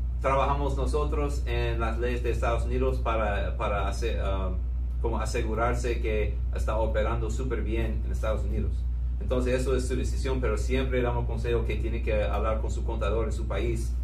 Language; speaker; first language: Spanish; non-native, fluent; English